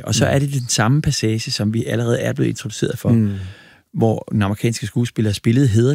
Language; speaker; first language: Danish; native; Danish